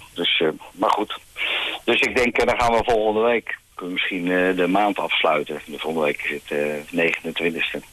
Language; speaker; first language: Dutch; native; Dutch